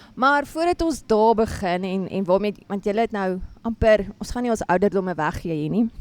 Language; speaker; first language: Afrikaans; native; Afrikaans